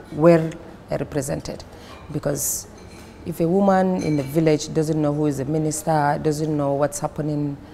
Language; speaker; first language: English; non-native, local second language; Fula